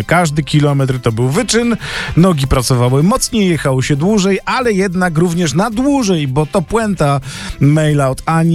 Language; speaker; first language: Polish; native; Polish